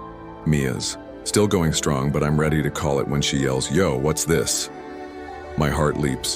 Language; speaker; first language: English; native; English